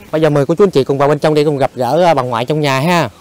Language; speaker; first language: Vietnamese; native; Vietnamese